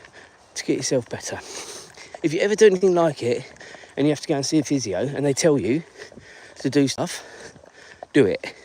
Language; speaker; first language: English; native; English